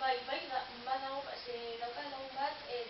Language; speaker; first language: Basque; non-native, local second language; Spanish